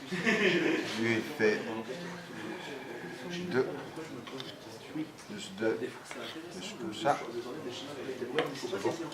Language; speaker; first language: French; non-native, learner; Italian